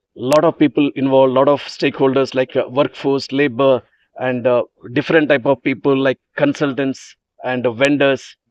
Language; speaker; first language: English; non-native, local second language; Telugu